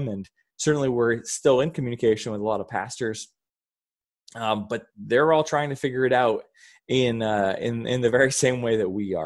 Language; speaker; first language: English; native; English